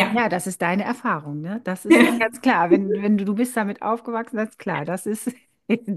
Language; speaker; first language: German; native; German